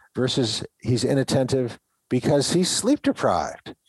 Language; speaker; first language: English; native; English